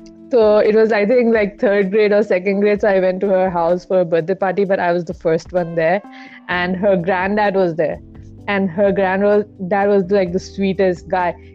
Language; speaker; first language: English; non-native, local second language; Urdu